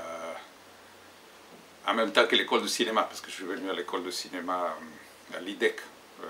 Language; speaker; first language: French; non-native, fluent; Spanish